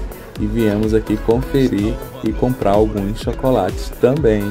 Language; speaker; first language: Portuguese; native; Portuguese